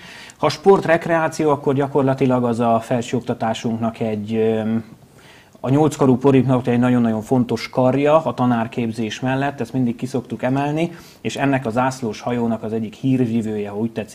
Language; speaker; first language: Hungarian; native; Hungarian